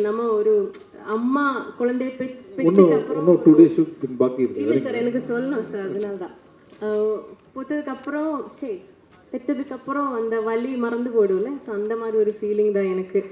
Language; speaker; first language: Tamil; non-native, learner; Malayalam